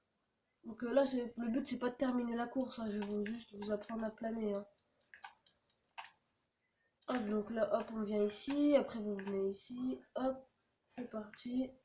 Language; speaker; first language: French; native; French